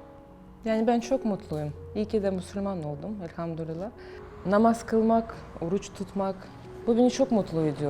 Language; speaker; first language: Turkish; non-native, fluent; Russian